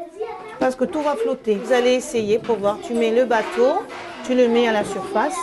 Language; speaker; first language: French; native; French